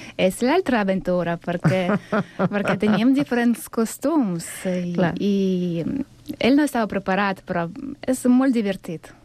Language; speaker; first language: Catalan; non-native, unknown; Russian